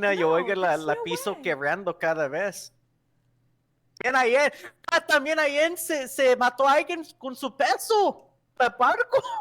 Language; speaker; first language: Spanish; non-native, learner; English